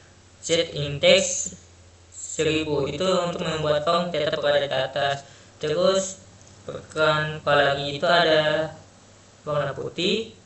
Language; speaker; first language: Indonesian; native; Indonesian